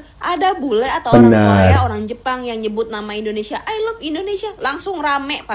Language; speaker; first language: Indonesian; native; Indonesian